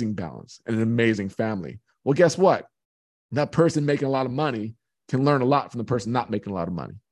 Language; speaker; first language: English; native; English